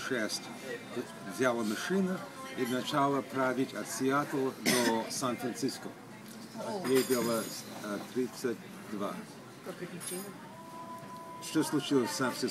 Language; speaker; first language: Russian; early bilingual, heritage; Russian